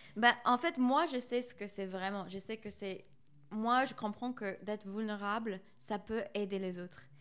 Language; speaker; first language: French; non-native, fluent; English